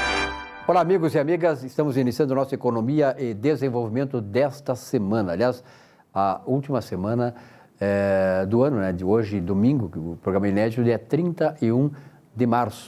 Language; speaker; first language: Portuguese; native; Portuguese